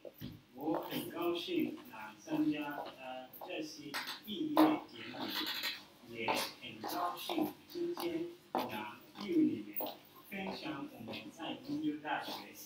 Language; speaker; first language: Chinese; non-native, learner; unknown